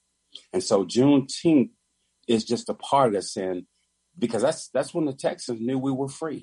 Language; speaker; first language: English; native; English